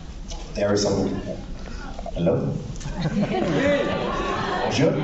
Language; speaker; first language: English; non-native, learner; French